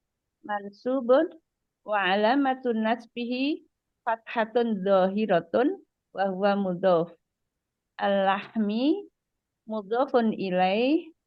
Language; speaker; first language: Arabic; non-native, learner; Indonesian